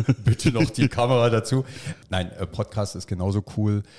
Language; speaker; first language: German; native; German